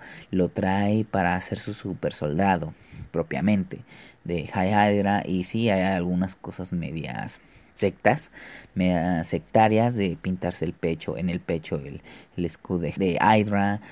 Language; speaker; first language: Spanish; native; Spanish